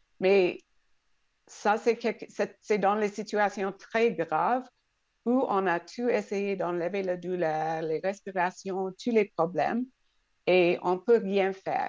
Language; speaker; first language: French; non-native, local second language; English